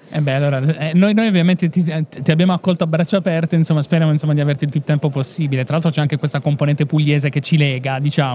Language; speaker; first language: Italian; native; Italian